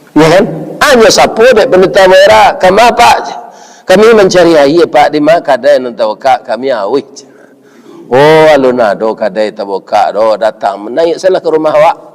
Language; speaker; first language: Malay; non-native, local second language; Minangkabau